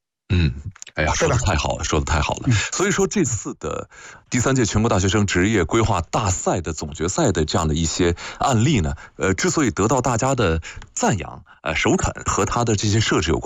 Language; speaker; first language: Chinese; native; Chinese